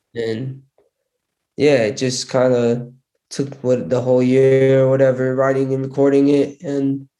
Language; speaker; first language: English; early bilingual, other home language; Hindi